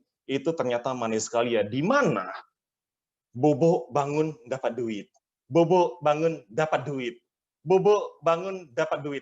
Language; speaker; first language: Indonesian; native; Indonesian